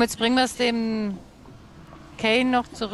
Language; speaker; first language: German; native; German